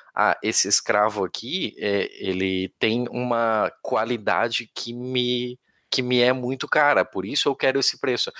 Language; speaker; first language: Portuguese; native; Portuguese